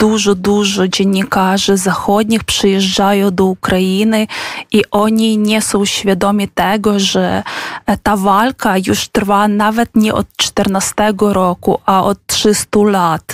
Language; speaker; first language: Polish; non-native, fluent; Ukrainian